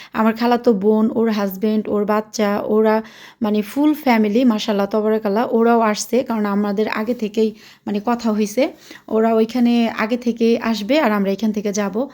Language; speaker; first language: Bangla; early bilingual, heritage; Bangla